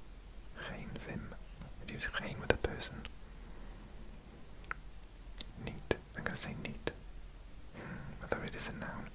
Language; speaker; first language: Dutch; non-native, learner; English